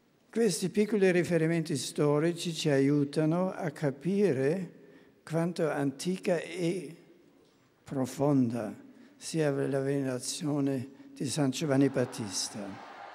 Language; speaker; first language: Italian; non-native, fluent; German